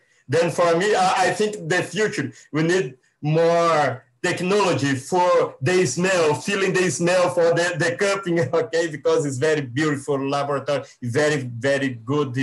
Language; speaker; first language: English; non-native, learner; Portuguese